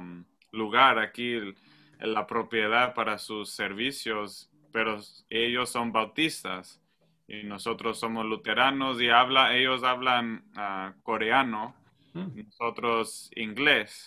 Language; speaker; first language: Spanish; non-native, fluent; English